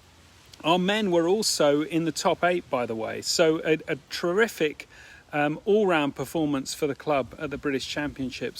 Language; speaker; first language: English; native; English